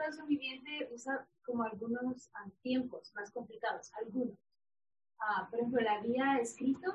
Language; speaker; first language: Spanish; non-native, learner; English